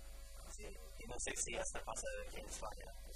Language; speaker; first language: Spanish; non-native, fluent; English